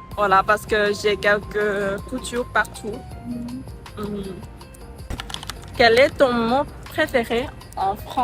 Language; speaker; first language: French; non-native, learner; Thai